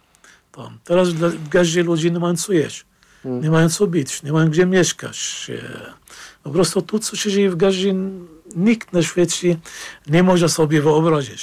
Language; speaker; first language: Polish; non-native, fluent; Arabic